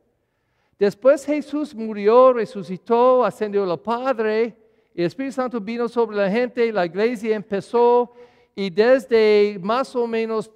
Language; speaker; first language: Spanish; non-native, learner; English